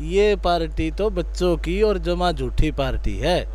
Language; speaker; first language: Hindi; native; Hindi